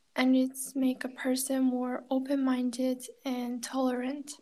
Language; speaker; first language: English; non-native, learner; Kazakh